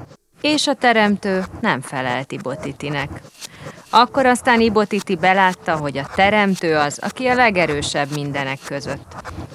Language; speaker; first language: Hungarian; native; Hungarian